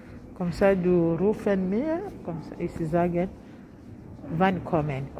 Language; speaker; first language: German; non-native, learner; Lingala